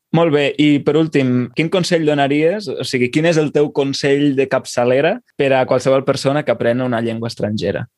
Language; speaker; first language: Catalan; native; Catalan